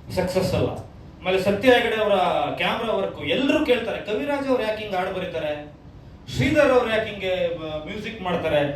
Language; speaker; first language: Kannada; native; Kannada